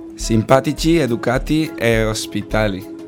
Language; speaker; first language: Italian; non-native, learner; Spanish